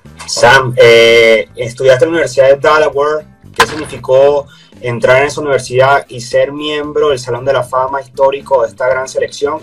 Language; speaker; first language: Spanish; native; Spanish